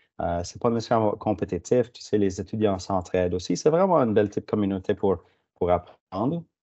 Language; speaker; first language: French; native; French